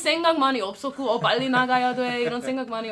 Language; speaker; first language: Korean; non-native, learner; English